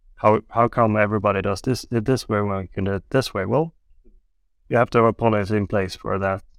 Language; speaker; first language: English; non-native, fluent; Swedish